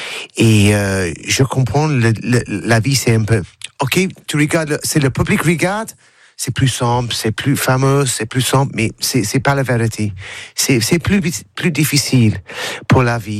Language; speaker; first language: French; non-native, learner; English